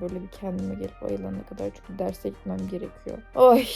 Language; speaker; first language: Turkish; native; Turkish